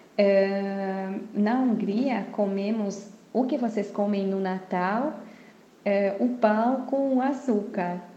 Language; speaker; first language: Portuguese; non-native, fluent; Hungarian